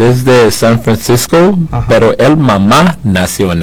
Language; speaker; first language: Spanish; non-native, learner; English